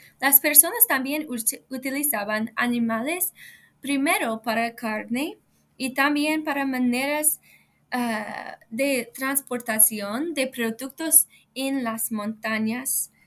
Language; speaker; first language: Spanish; non-native, learner; English